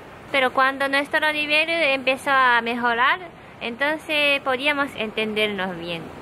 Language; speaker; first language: Spanish; non-native, fluent; Japanese